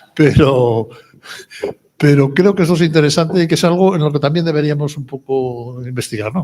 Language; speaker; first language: Spanish; native; Spanish